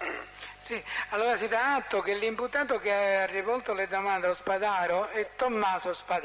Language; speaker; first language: Italian; native; Italian